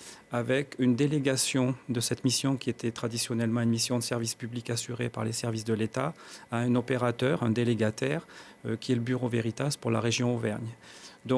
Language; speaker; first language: French; native; French